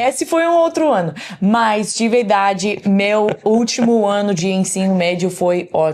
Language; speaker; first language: Portuguese; non-native, learner; English